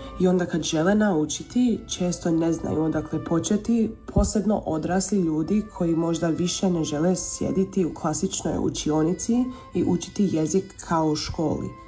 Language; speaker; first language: Croatian; early bilingual, heritage; Croatian